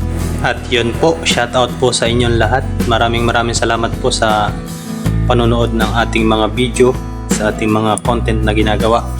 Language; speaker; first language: Filipino; native; Filipino